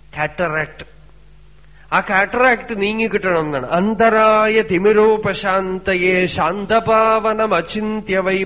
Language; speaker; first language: Malayalam; non-native, local second language; Tamil